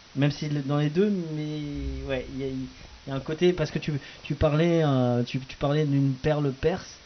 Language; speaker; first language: French; native; French